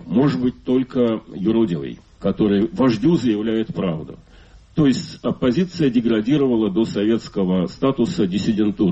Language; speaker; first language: Russian; native; Russian